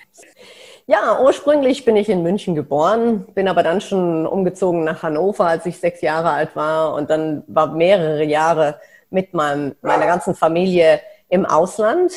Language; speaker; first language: German; native; German